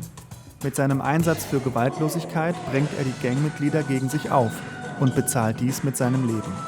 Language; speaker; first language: German; native; German